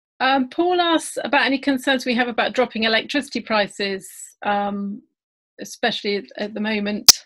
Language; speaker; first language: English; native; English